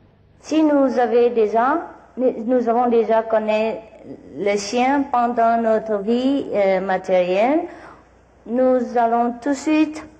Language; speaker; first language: French; non-native, learner; Vietnamese